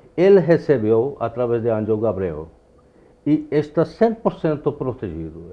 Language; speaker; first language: Portuguese; non-native, fluent; Urdu